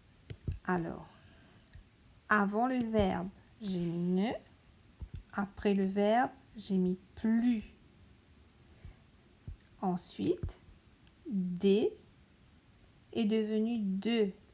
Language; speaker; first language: French; non-native, local second language; Morisyen